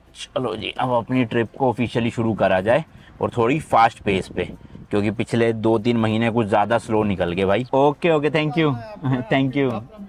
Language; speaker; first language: Hindi; native; Hindi